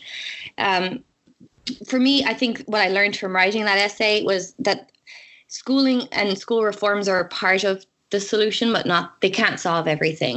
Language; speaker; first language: English; native; English